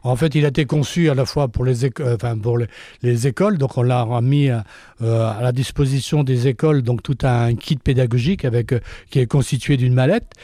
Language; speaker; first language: French; native; French